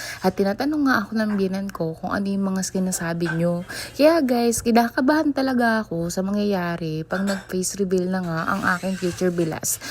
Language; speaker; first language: Filipino; native; Filipino